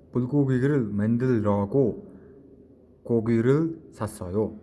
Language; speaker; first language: Korean; non-native, fluent; Mongolian